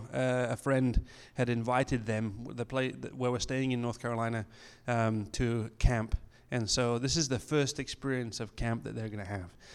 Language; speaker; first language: English; native; English